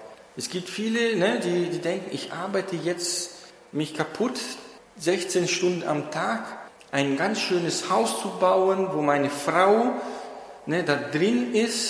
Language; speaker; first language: German; non-native, fluent; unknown